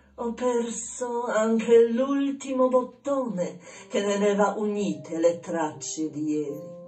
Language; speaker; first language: Italian; non-native, fluent; Polish